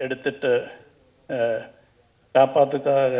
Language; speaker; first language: Tamil; non-native, learner; Malayalam